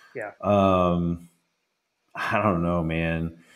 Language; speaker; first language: English; native; English